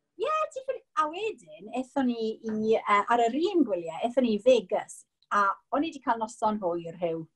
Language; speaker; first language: Welsh; non-native, local second language; English